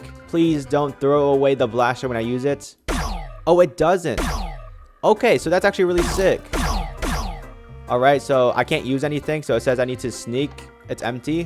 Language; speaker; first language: English; native; English